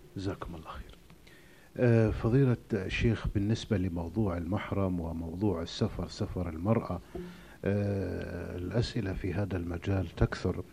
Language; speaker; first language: Arabic; native; Arabic